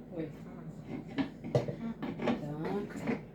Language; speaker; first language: Russian; native; Russian